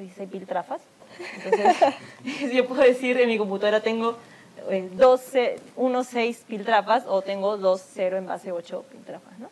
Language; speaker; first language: Spanish; native; Spanish